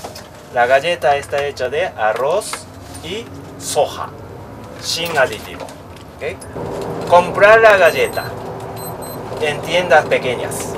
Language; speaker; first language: Spanish; non-native, learner; Japanese